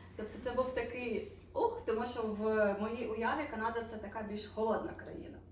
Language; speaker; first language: Ukrainian; native; Ukrainian